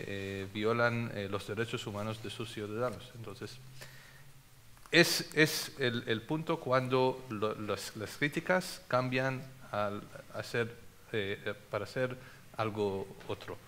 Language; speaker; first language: Spanish; non-native, fluent; Hebrew